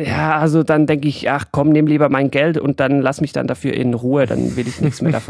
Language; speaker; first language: German; native; German